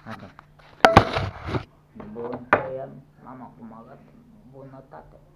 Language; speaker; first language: Romanian; non-native, learner; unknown